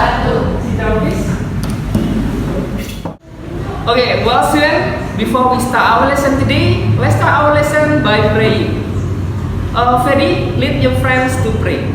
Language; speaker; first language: English; non-native, fluent; Indonesian